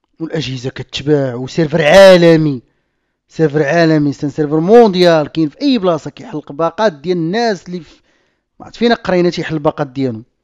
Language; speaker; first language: Arabic; native; Arabic